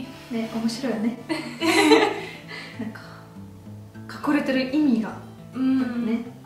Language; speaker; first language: Japanese; non-native, fluent; Russian